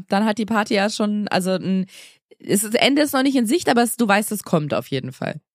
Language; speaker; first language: German; native; German